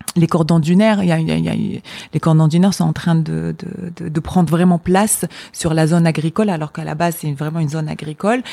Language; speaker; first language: French; non-native, local second language; Arabic